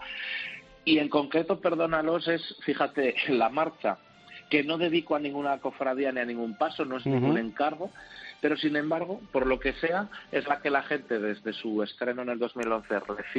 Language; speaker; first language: Spanish; native; Spanish